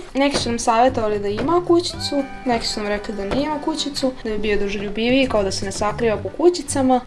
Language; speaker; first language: Serbian; early bilingual, heritage; Serbian